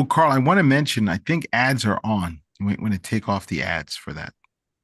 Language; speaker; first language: English; native; English